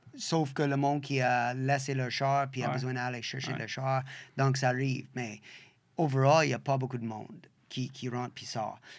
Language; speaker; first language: French; non-native, fluent; English